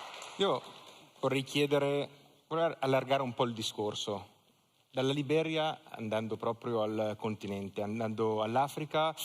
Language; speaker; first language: Italian; native; Italian